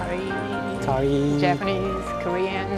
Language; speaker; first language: English; non-native, learner; Japanese